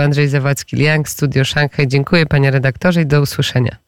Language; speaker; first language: Polish; native; Polish